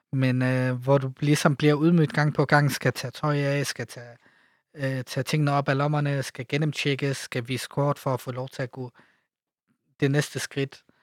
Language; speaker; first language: Danish; early bilingual, other home language; Arabic